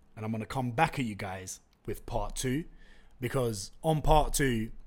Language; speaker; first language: English; non-native, local second language; Turkish